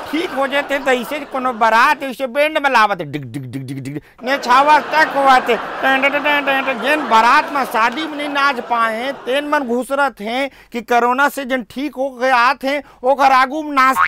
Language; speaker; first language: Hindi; non-native, local second language; Chhattisgarhi